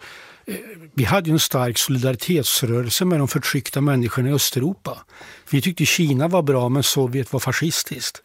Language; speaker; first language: Swedish; native; Swedish